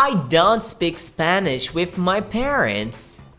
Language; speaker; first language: English; non-native, fluent; Portuguese